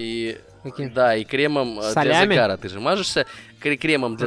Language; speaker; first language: Russian; native; Russian